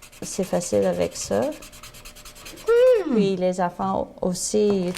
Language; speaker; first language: French; non-native, learner; English